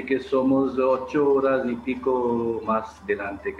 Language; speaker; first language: Spanish; non-native, fluent; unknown